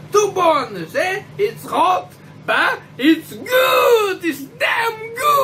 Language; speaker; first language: English; non-native, fluent; Portuguese